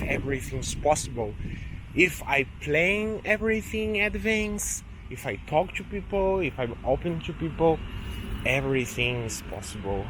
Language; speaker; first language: English; non-native, local second language; Portuguese